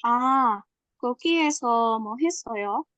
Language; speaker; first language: Korean; non-native, learner; Indonesian